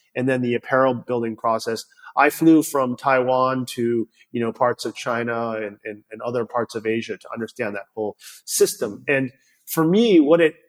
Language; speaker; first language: English; native; English